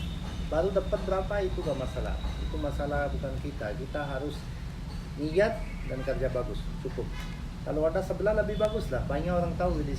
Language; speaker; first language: Indonesian; non-native, learner; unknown